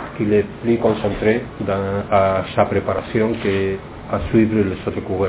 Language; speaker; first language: French; non-native, fluent; Spanish